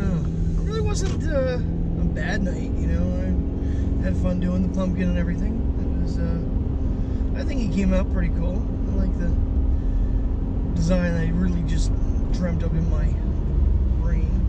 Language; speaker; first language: English; native; English